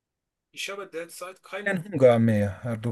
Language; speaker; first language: German; non-native, learner; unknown